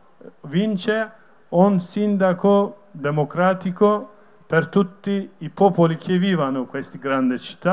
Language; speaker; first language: Italian; non-native, learner; Kurdish